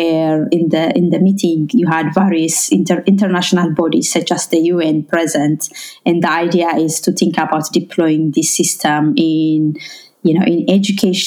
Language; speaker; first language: English; non-native, fluent; Amharic